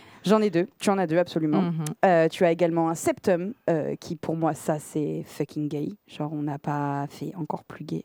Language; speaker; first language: French; native; French